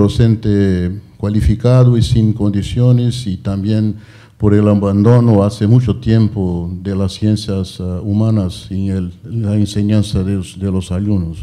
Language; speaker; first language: Spanish; non-native, fluent; Portuguese